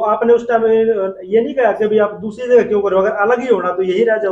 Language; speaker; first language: Hindi; native; Hindi